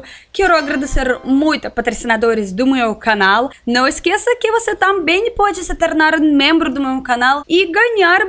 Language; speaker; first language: Portuguese; non-native, learner; Russian